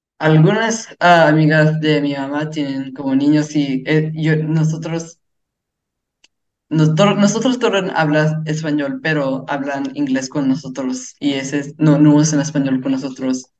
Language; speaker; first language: Spanish; early bilingual, heritage; English